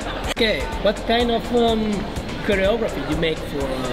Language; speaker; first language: English; non-native, learner; Spanish